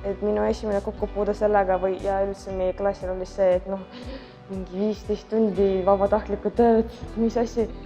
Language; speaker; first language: Estonian; native; Estonian